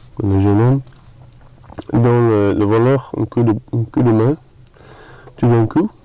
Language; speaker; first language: French; non-native, learner; English